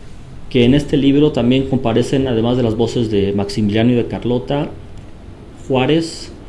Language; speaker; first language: Spanish; native; Spanish